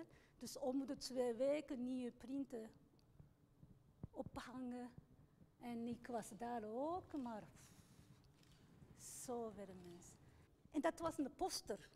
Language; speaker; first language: Dutch; non-native, learner; Japanese